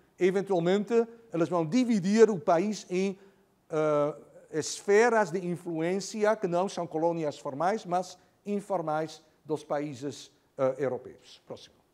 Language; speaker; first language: Portuguese; non-native, fluent; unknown